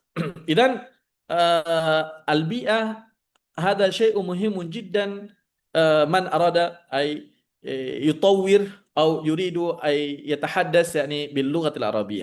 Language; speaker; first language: Arabic; non-native, fluent; Indonesian